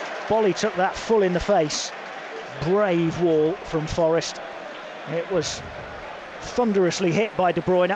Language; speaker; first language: English; native; English